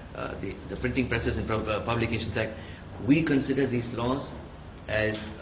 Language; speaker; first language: English; non-native, local second language; Tamil